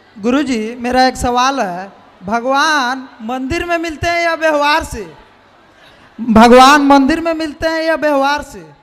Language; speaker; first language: Hindi; native; Hindi